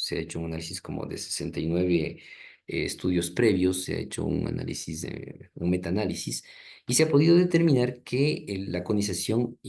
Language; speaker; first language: Spanish; native; Spanish